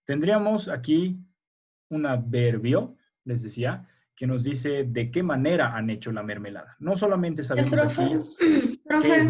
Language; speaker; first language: Spanish; native; Spanish